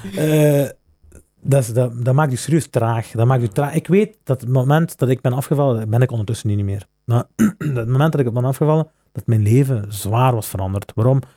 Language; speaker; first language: Dutch; native; Dutch